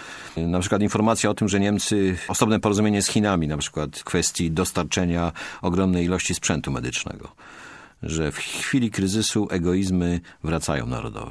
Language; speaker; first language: Polish; native; Polish